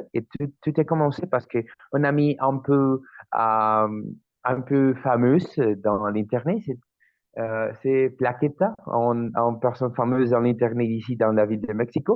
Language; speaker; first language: French; non-native, learner; Spanish